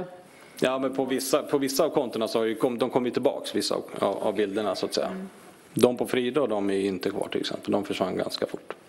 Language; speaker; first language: Swedish; native; Swedish